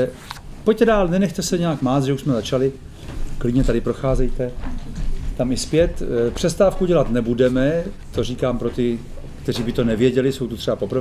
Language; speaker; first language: Czech; native; Czech